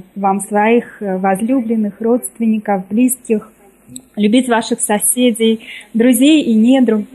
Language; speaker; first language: Russian; native; Russian